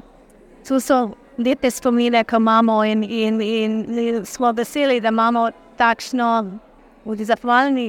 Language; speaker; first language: Slovenian; early bilingual, heritage; Slovenian